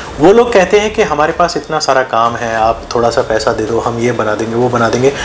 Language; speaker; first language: Hindi; native; Hindi